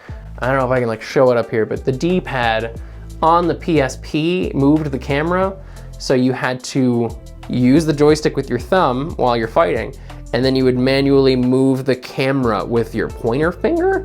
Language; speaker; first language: English; native; English